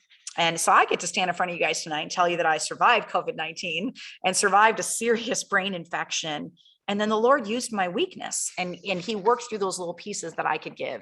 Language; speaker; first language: English; native; English